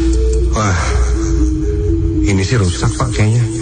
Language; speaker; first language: Indonesian; native; Indonesian